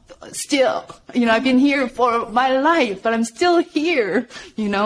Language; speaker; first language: English; non-native, fluent; Korean